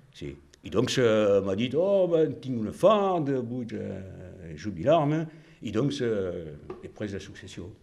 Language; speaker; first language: Catalan; non-native, local second language; French